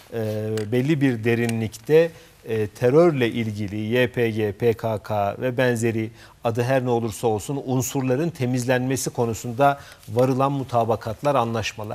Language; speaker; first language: Turkish; native; Turkish